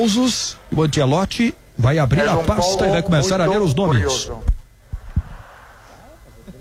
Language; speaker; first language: Portuguese; native; Portuguese